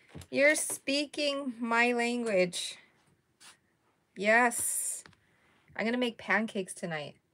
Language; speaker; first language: English; early bilingual, other home language; Spanish